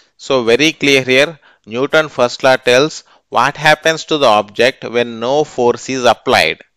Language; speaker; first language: English; non-native, local second language; Telugu